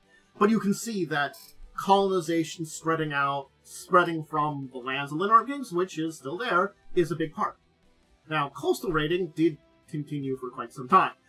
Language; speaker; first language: English; native; English